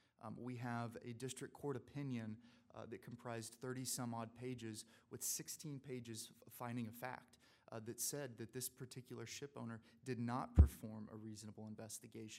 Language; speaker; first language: English; native; English